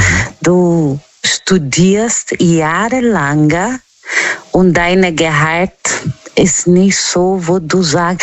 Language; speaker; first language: German; non-native, learner; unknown